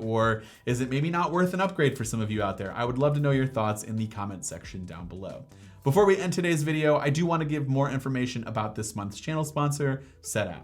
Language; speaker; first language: English; native; English